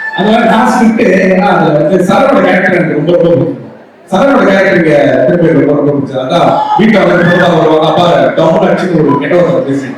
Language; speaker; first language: Tamil; native; Tamil